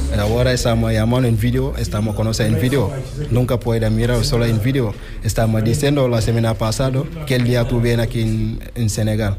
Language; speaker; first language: Spanish; non-native, learner; Wolof